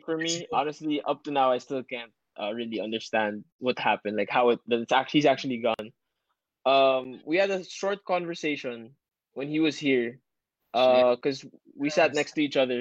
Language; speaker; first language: English; native; English